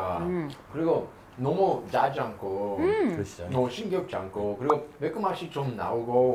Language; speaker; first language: Korean; non-native, learner; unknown